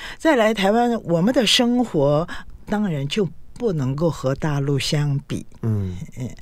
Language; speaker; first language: Chinese; native; Chinese